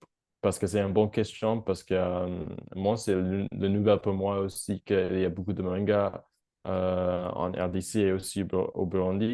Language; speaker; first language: French; non-native, fluent; English